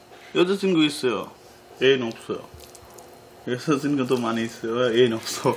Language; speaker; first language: Korean; non-native, learner; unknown